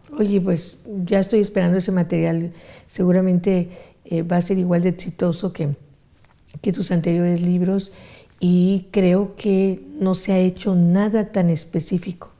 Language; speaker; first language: Spanish; native; Spanish